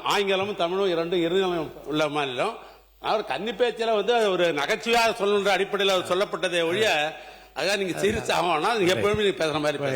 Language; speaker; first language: Tamil; native; Tamil